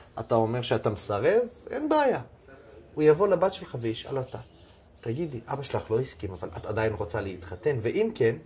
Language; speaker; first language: Hebrew; non-native, local second language; Adyghe